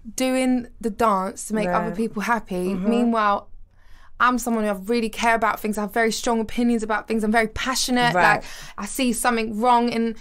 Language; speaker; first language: English; native; English